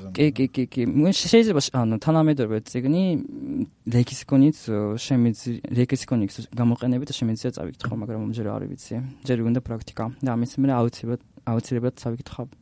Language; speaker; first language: Georgian; non-native, learner; Japanese